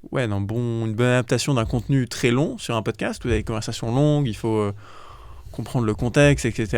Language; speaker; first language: French; native; French